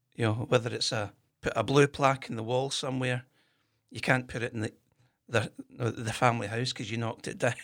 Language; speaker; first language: English; native; English